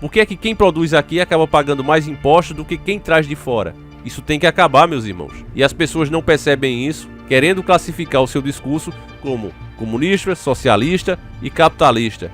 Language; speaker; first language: Portuguese; native; Portuguese